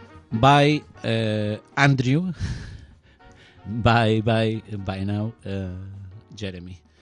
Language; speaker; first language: English; non-native, learner; Galician